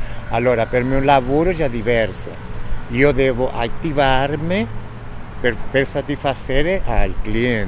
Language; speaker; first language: Italian; non-native, fluent; Spanish